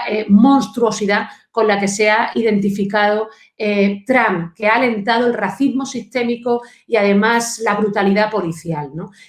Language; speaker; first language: Spanish; native; Spanish